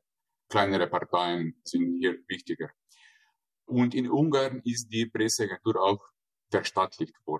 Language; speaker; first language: German; non-native, fluent; Slovenian